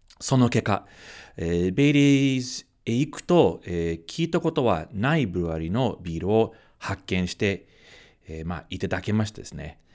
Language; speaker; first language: Japanese; non-native, fluent; English